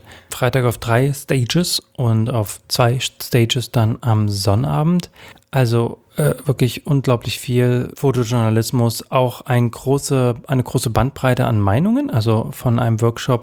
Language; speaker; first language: German; native; German